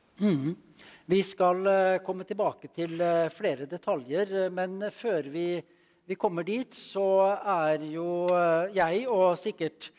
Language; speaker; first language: Norwegian; native; Norwegian